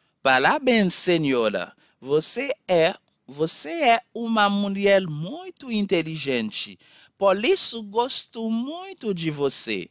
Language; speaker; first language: Portuguese; non-native, fluent; Haitian Creole